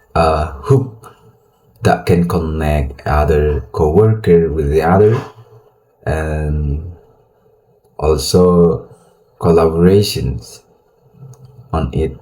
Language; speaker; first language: English; non-native, learner; Indonesian